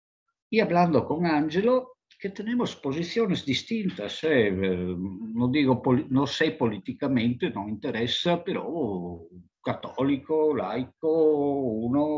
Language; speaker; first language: Spanish; non-native, fluent; Italian